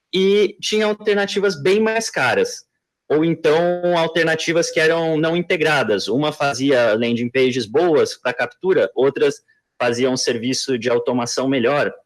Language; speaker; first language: Portuguese; native; Portuguese